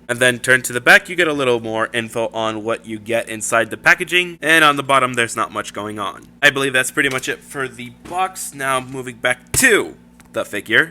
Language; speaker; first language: English; native; English